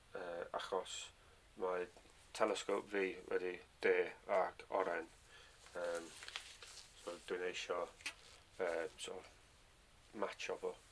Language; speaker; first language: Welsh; non-native, learner; English